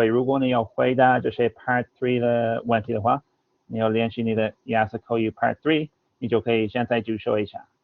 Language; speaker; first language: Chinese; non-native, fluent; English